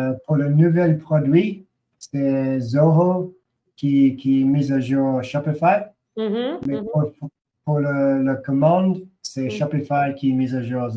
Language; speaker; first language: French; non-native, learner; English